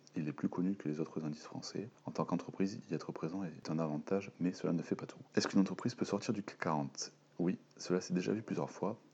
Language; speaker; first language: French; native; French